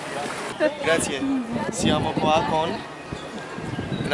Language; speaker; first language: Italian; non-native, learner; English